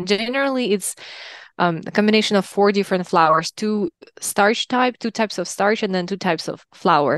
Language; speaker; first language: English; non-native, fluent; Russian